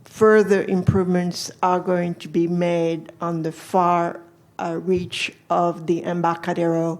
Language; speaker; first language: English; non-native, fluent; French